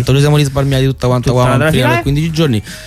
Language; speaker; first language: Italian; native; Italian